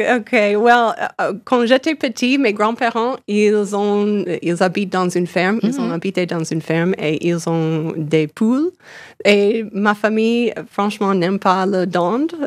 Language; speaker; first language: French; non-native, learner; English